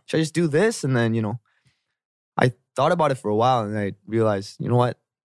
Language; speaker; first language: English; early bilingual, other home language; Korean